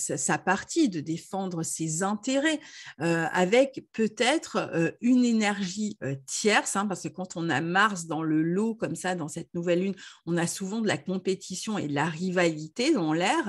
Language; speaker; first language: French; native; French